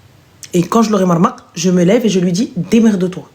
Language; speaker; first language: French; early bilingual, other home language; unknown